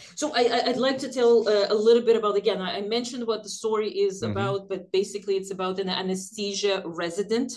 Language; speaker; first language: English; early bilingual, other home language; Ukrainian